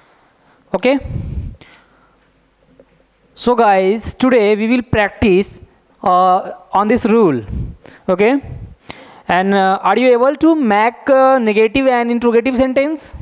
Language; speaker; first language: English; non-native, fluent; Hindi